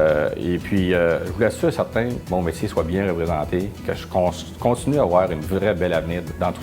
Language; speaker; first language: French; native; French